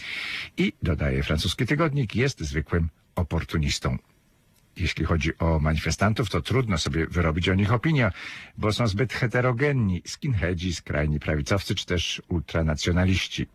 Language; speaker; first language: Polish; native; Polish